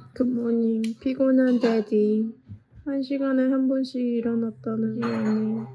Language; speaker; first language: Korean; early bilingual, other home language; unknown